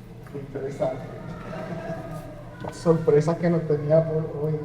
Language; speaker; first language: Spanish; native; Spanish